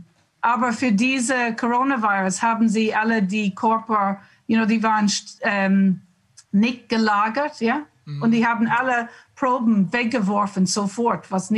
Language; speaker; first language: German; non-native, learner; English